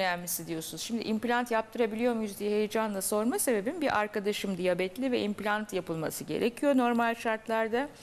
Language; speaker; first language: Turkish; native; Turkish